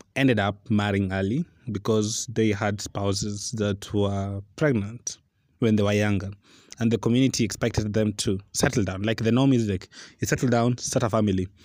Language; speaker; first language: English; non-native, local second language; Luo (Kenya and Tanzania)